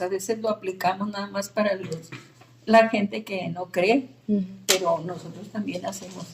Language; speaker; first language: Spanish; native; Spanish